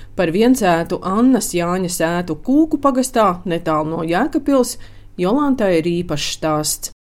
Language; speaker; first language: Latvian; native; Latvian